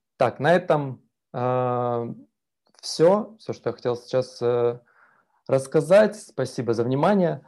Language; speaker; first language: Russian; native; Russian